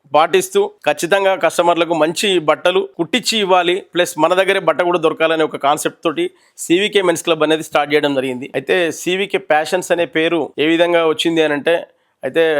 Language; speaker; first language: Telugu; native; Telugu